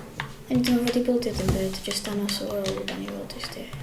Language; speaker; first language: Welsh; native; Welsh